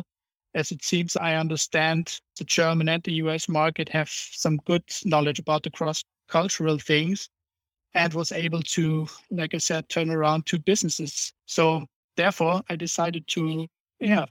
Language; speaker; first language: English; non-native, fluent; German